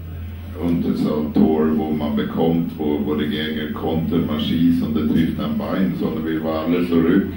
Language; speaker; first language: German; non-native, fluent; Swedish